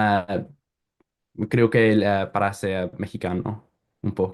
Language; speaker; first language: Spanish; non-native, learner; English